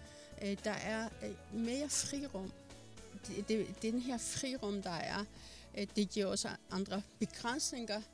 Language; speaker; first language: Danish; non-native, fluent; Persian